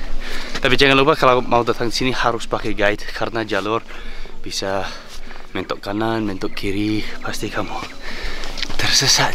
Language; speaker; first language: Indonesian; non-native, fluent; English